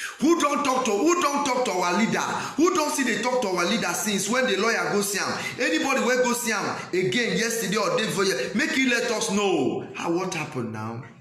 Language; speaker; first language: Nigerian Pidgin; non-native, local second language; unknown